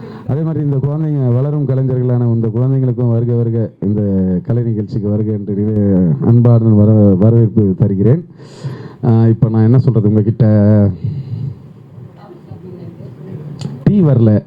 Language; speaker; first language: Tamil; native; Tamil